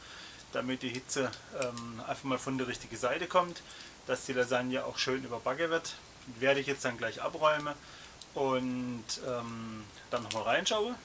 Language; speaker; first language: German; native; German